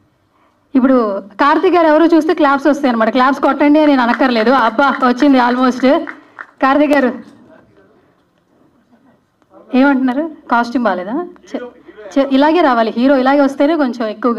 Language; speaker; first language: Telugu; native; Telugu